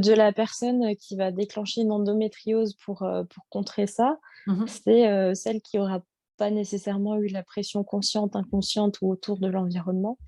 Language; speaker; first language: French; native; French